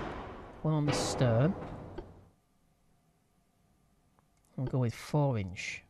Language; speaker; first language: English; native; English